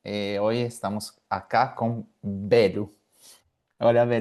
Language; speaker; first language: Spanish; non-native, fluent; Italian